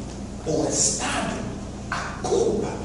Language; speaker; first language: Portuguese; non-native, fluent; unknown